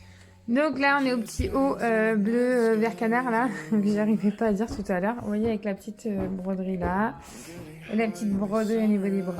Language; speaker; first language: French; native; French